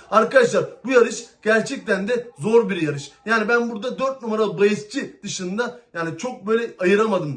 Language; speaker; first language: Turkish; native; Turkish